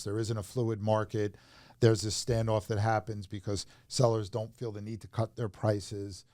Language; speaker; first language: English; native; English